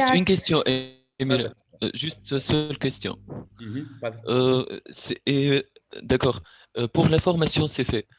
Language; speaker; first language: French; non-native, local second language; Arabic